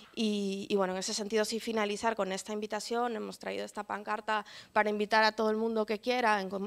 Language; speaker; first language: Spanish; native; Spanish